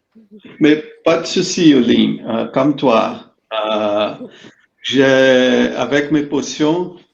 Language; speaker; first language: French; non-native, fluent; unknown